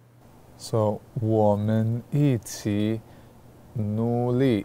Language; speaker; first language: Chinese; non-native, learner; English